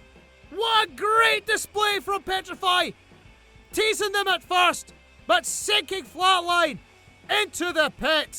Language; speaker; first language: English; native; English